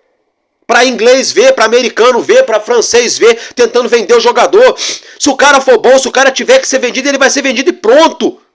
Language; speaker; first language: Portuguese; native; Portuguese